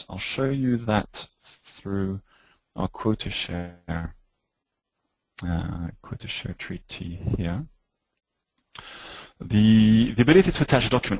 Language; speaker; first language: English; native; English